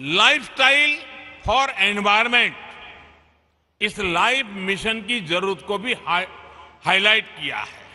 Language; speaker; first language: Hindi; non-native, local second language; Gujarati